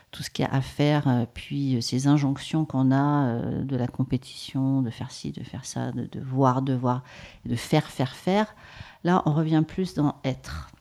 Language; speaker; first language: French; native; French